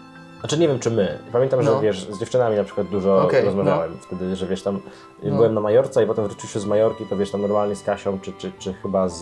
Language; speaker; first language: Polish; native; Polish